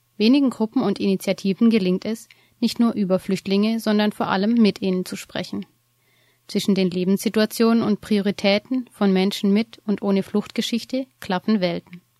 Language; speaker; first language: German; native; German